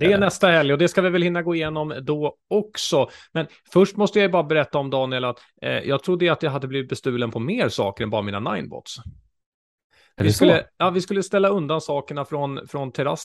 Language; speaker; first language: Swedish; native; Swedish